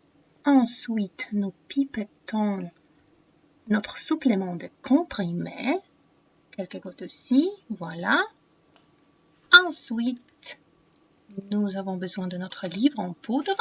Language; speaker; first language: French; non-native, fluent; Polish